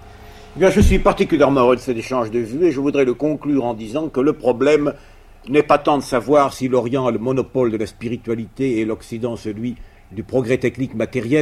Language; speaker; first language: French; native; French